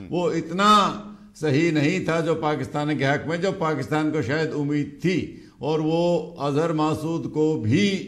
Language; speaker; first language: Hindi; native; Hindi